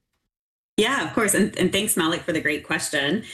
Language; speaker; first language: English; native; English